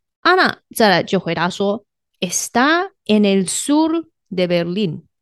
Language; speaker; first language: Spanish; non-native, fluent; Chinese